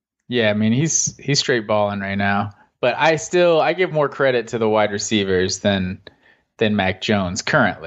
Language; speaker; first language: English; native; English